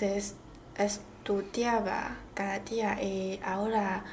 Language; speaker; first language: Spanish; non-native, learner; Chinese